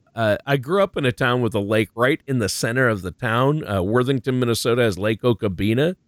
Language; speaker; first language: English; native; English